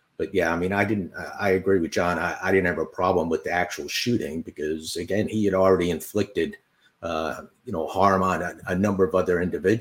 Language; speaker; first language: English; native; English